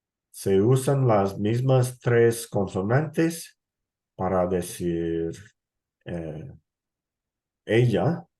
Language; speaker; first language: Spanish; non-native, fluent; English